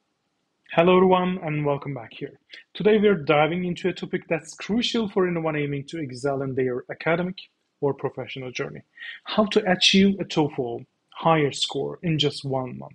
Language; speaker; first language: English; non-native, fluent; Turkish